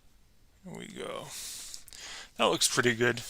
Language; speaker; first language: English; native; English